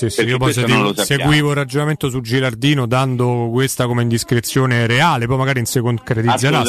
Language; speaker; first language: Italian; native; Italian